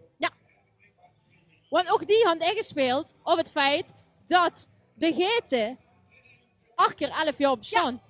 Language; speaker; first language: Dutch; native; Dutch